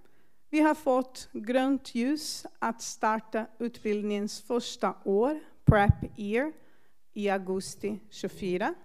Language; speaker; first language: Swedish; non-native, fluent; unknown